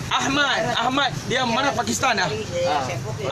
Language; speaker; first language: Malay; native; Malay